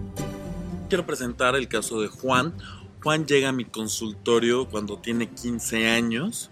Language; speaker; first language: Spanish; native; Spanish